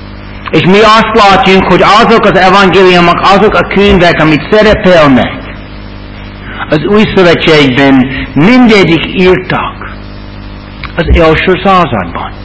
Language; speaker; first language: Hungarian; non-native, fluent; English